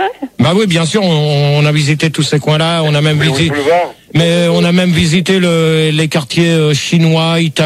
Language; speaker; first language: French; native; French